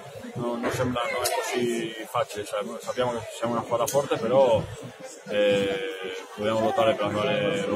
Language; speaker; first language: Italian; non-native, fluent; Spanish